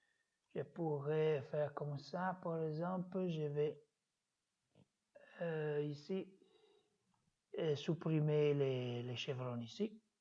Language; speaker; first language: French; non-native, fluent; Italian